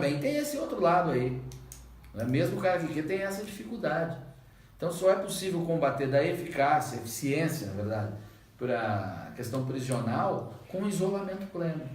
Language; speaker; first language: Portuguese; native; Portuguese